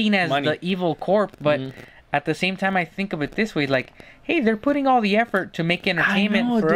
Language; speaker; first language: English; native; English